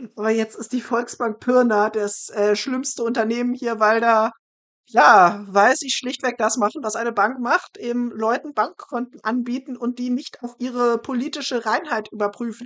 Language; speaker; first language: German; native; German